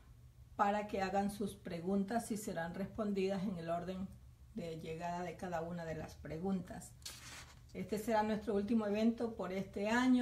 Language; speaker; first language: Spanish; native; Spanish